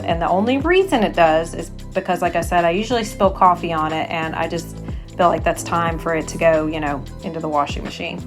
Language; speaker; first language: English; native; English